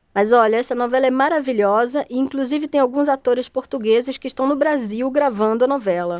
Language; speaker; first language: Portuguese; native; Portuguese